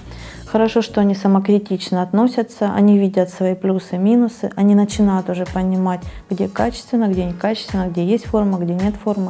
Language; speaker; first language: Russian; native; Russian